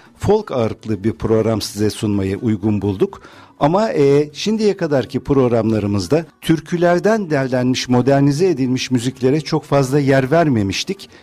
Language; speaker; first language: Turkish; native; Turkish